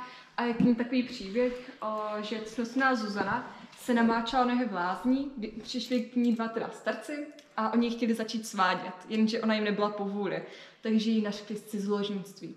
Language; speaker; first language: Czech; native; Czech